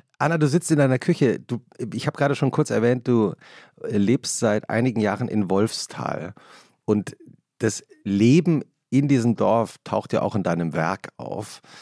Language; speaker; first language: German; native; German